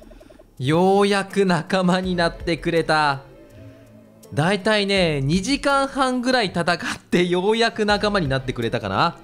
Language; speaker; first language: Japanese; native; Japanese